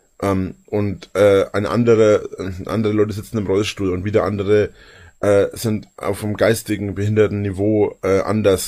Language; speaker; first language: German; native; German